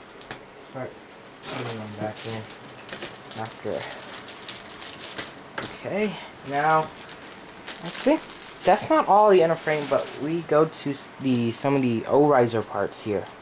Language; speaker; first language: English; native; English